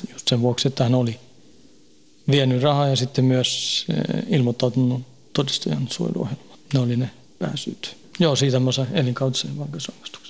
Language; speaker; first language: Finnish; early bilingual, heritage; Finnish